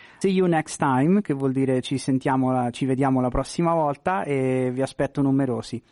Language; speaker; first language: Italian; native; Italian